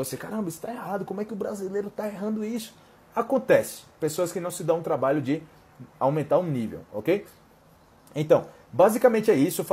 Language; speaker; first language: Portuguese; native; Portuguese